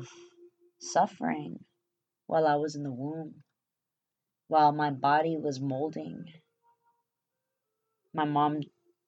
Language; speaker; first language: English; early bilingual, other home language; Spanish